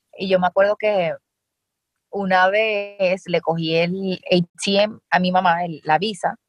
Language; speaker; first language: Spanish; native; Spanish